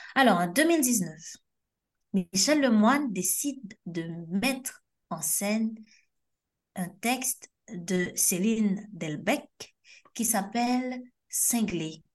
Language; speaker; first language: French; non-native, local second language; Haitian Creole